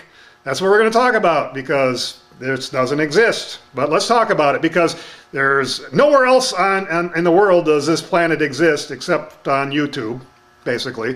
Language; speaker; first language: English; native; English